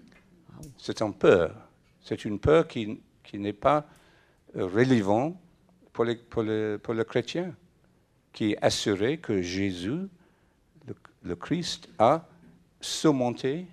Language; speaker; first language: French; non-native, fluent; English